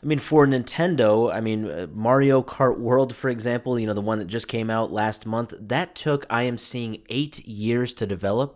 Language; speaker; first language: English; native; English